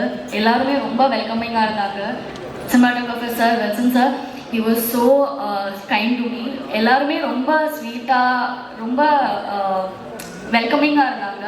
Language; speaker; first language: Tamil; non-native, fluent; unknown